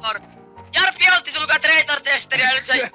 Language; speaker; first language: Finnish; native; Finnish